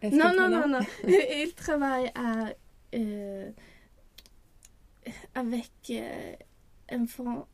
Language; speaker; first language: French; non-native, learner; Swedish